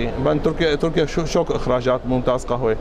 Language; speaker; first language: Turkish; non-native, learner; Arabic